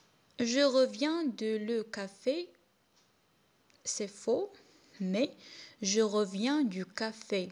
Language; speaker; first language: French; non-native, local second language; Arabic